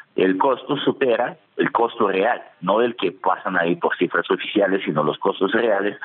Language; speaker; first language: Spanish; non-native, fluent; Russian